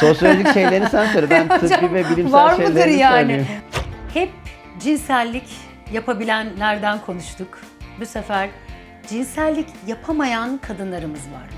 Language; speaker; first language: Turkish; native; Turkish